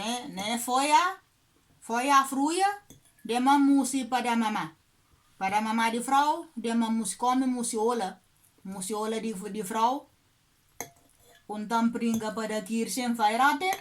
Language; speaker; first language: German; non-native, learner; Kabuverdianu